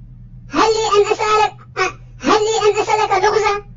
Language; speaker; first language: Arabic; non-native, fluent; Urdu